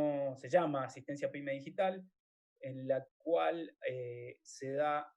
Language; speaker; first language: Spanish; native; Spanish